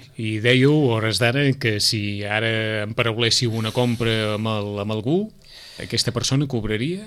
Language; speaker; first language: Catalan; native; Catalan